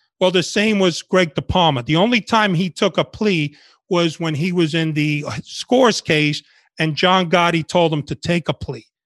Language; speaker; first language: English; early bilingual, other home language; Spanish